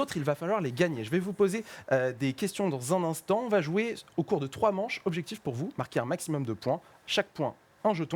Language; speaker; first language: French; native; French